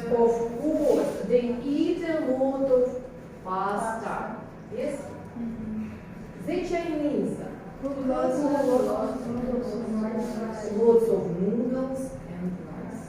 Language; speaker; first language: English; non-native, fluent; Russian